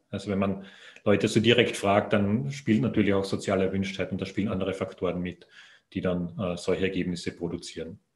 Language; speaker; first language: German; native; German